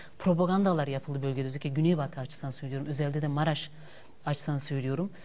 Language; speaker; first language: Turkish; non-native, local second language; Kurdish